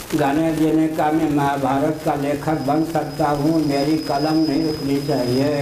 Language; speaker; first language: Hindi; non-native, local second language; Maithili